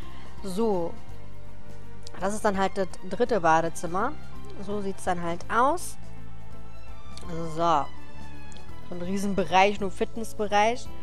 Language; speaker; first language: German; native; German